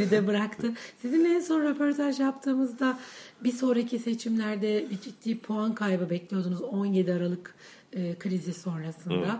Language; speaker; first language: Turkish; native; Turkish